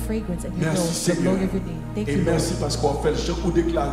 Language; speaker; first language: French; non-native, local second language; Haitian Creole